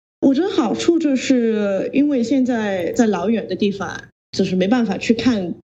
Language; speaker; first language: Chinese; non-native, local second language; Cantonese